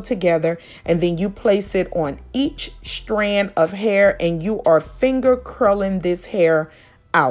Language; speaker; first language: English; native; English